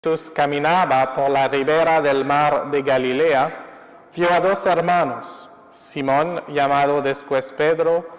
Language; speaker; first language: Spanish; non-native, fluent; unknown